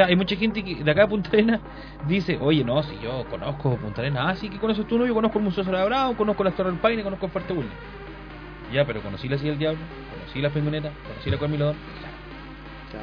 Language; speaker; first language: Spanish; native; Spanish